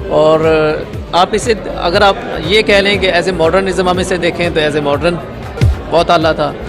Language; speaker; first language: Urdu; native; Urdu